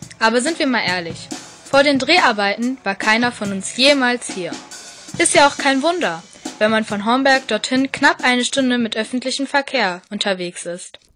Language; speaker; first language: German; native; German